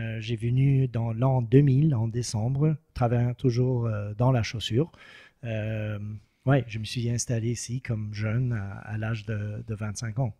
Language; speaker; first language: French; non-native, local second language; English